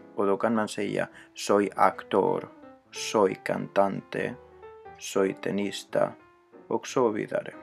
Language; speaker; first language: Swedish; non-native, fluent; Spanish